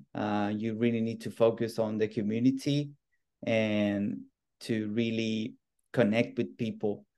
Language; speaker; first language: English; non-native, fluent; Spanish